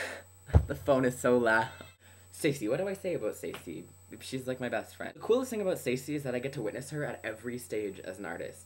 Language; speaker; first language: English; native; English